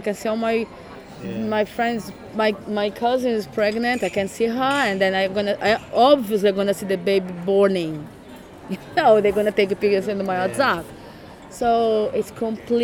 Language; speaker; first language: English; non-native, fluent; Portuguese